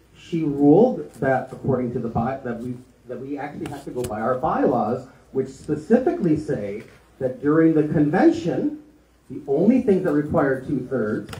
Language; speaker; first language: English; native; English